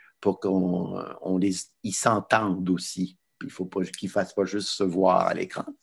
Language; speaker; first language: French; native; French